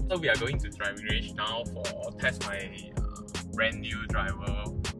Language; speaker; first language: English; non-native, local second language; Chinese